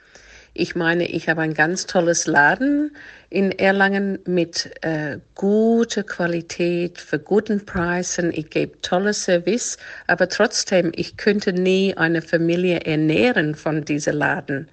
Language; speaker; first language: German; non-native, fluent; English